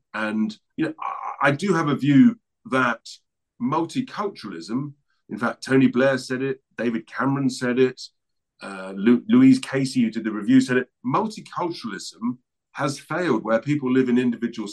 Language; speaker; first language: English; native; English